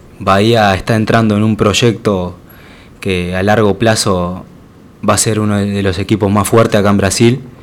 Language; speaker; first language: Spanish; native; Spanish